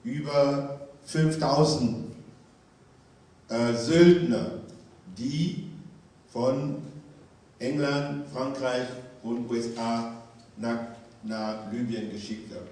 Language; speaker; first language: German; non-native, fluent; French